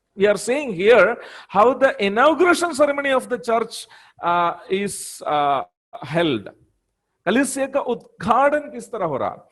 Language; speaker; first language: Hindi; non-native, local second language; Malayalam